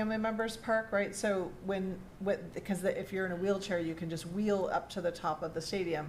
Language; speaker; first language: English; native; English